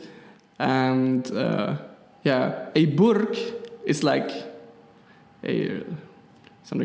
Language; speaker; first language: English; non-native, fluent; German